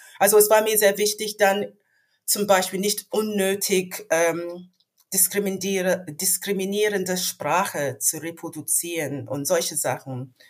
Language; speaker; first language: German; non-native, fluent; English